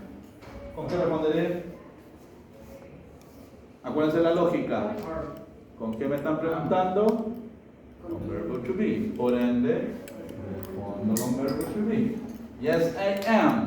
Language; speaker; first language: Spanish; native; Spanish